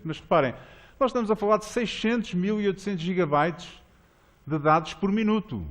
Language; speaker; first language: Portuguese; native; Portuguese